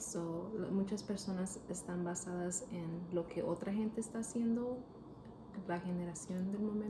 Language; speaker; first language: Spanish; early bilingual, heritage; Spanish